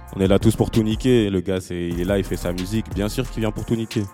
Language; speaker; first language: French; native; French